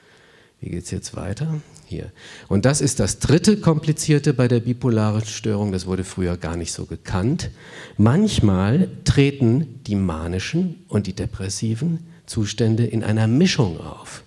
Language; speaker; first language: German; native; German